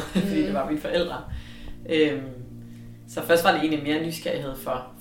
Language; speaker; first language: Danish; native; Danish